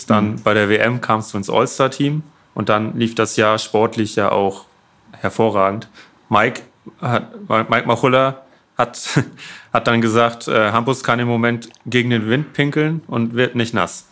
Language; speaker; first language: German; native; German